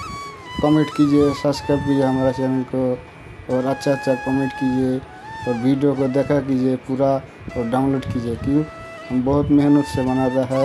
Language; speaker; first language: Hindi; non-native, local second language; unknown